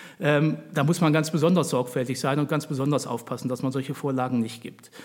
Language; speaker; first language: German; native; German